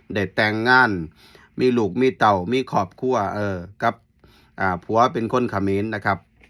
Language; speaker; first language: Thai; native; Thai